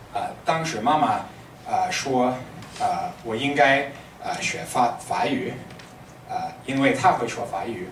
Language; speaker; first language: Chinese; non-native, fluent; English